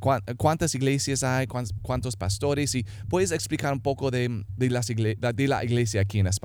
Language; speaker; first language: Spanish; non-native, fluent; English